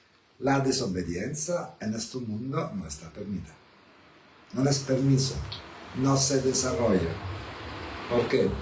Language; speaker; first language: Spanish; non-native, learner; Italian